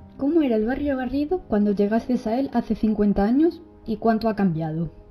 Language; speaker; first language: Spanish; native; Spanish